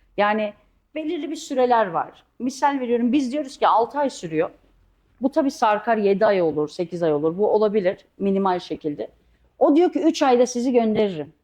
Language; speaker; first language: Turkish; early bilingual, heritage; Turkish